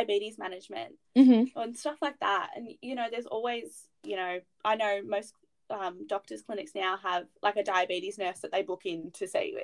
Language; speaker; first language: English; native; English